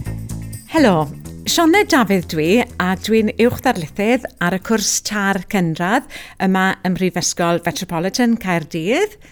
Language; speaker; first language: Welsh; native; Welsh